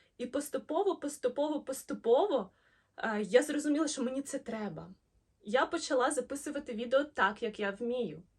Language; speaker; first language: Ukrainian; non-native, local second language; Russian